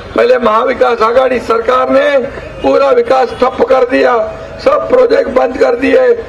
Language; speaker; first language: Hindi; non-native, local second language; Marathi